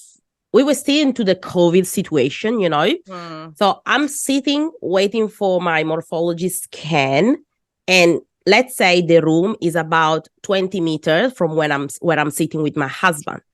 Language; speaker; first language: English; non-native, fluent; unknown